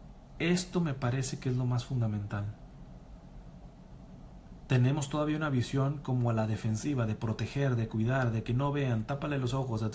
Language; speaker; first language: Spanish; native; Spanish